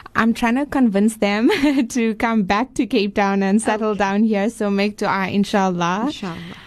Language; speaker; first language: English; native; English